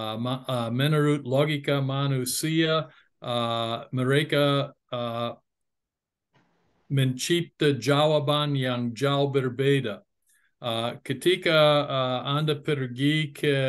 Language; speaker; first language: Indonesian; non-native, fluent; English